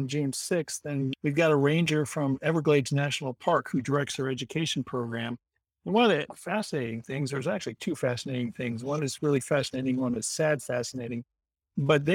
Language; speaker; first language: English; native; English